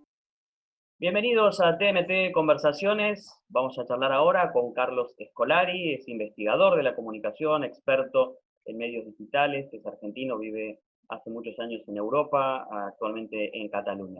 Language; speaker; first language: Spanish; native; Spanish